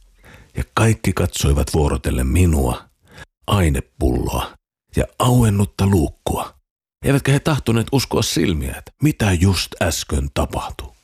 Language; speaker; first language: Finnish; native; Finnish